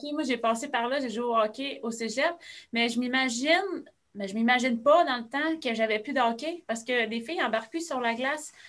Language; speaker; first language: French; native; French